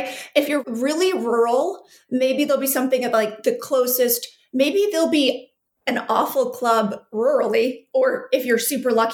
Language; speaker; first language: English; native; English